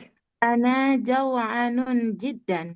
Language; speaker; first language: Arabic; non-native, learner; Indonesian